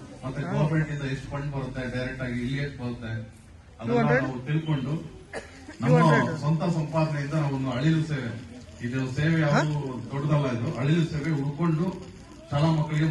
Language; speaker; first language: Kannada; native; Kannada